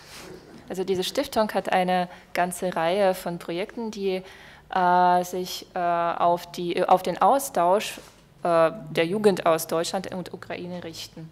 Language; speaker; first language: German; non-native, fluent; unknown